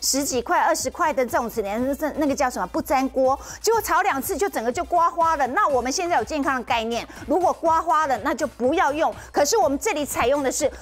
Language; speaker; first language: Chinese; native; Chinese